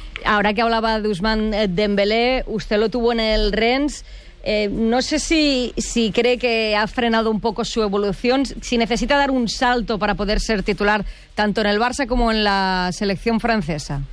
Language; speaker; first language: Spanish; native; Spanish